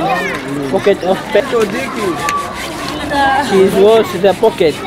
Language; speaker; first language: English; non-native, learner; Arabic